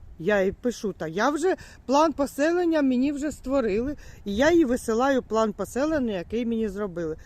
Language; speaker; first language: Ukrainian; native; Ukrainian